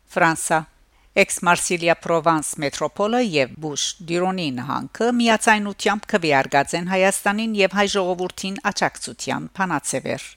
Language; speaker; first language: Armenian; early bilingual, heritage; Armenian